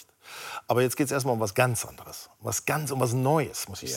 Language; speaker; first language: German; native; German